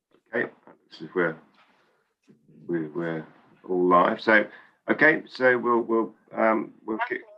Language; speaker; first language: English; native; English